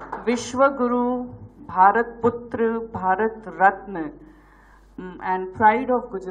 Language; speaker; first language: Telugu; non-native, learner; Gujarati